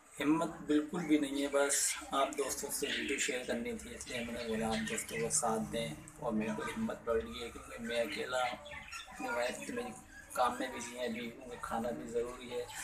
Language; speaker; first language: Urdu; native; Urdu